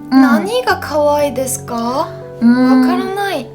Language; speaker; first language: Japanese; non-native, learner; Korean